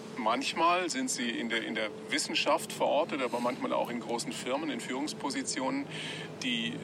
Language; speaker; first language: German; native; German